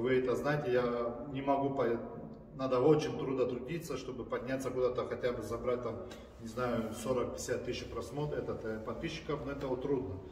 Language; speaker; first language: Russian; early bilingual, heritage; Russian